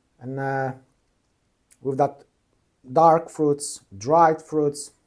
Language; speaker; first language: English; non-native, fluent; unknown